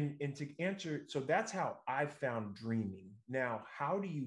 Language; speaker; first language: English; native; English